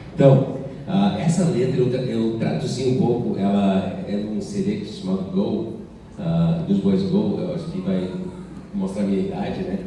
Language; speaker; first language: Portuguese; non-native, fluent; English